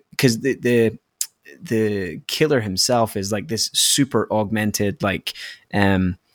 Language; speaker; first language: English; native; English